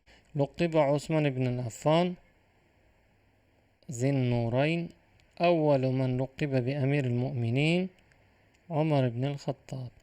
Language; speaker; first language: Arabic; non-native, fluent; Uzbek